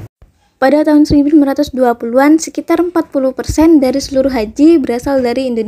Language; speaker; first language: Indonesian; native; Indonesian